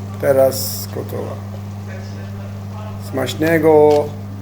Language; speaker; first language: Polish; non-native, learner; Turkish